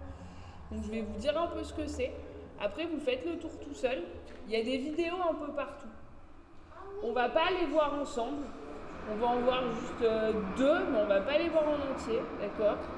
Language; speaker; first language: French; native; French